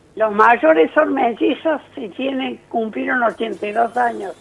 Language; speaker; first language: Spanish; native; Spanish